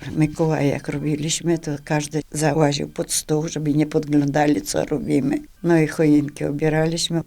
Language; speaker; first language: Polish; native; Polish